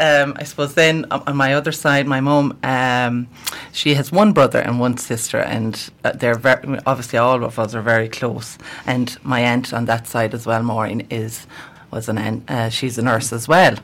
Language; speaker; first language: English; native; English